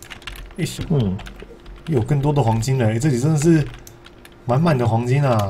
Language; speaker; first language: Chinese; native; Chinese